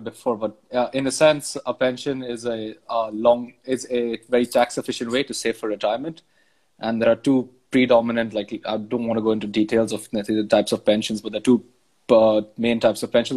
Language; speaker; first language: English; non-native, local second language; Hindi